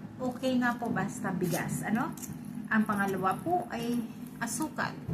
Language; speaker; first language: Filipino; native; Filipino